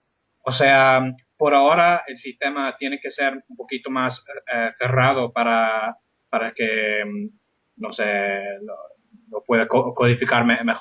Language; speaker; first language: Spanish; non-native, fluent; English